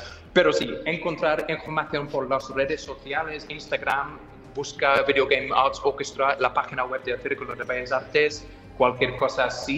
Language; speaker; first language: Spanish; non-native, fluent; English